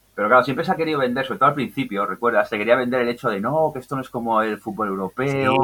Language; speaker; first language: Spanish; native; Spanish